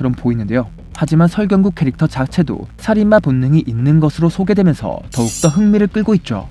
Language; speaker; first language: Korean; native; Korean